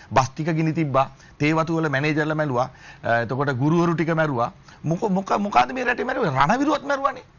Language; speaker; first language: Sinhala; native; Sinhala